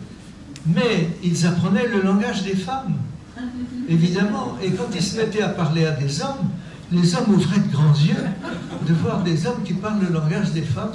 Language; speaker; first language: French; native; French